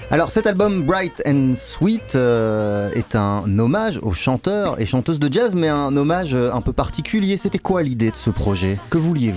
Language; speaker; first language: French; native; French